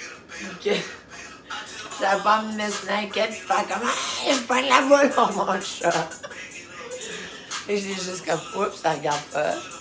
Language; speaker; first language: French; native; French